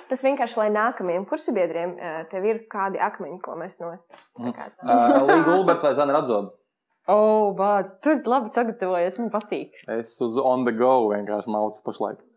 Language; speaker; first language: Latvian; native; Latvian